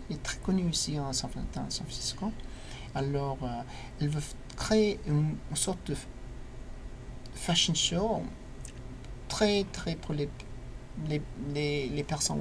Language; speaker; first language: French; non-native, learner; English